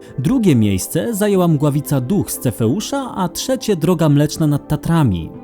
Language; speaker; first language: Polish; native; Polish